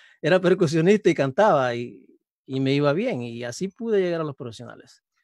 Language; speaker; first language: Spanish; native; Spanish